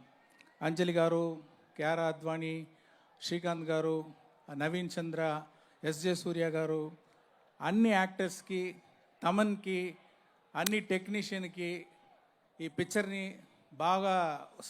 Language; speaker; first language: Telugu; non-native, learner; Tamil